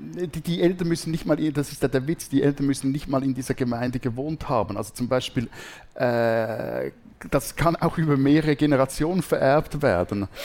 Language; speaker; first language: German; native; German